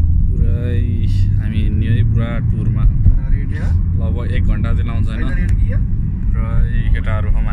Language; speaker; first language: Nepali; non-native, local second language; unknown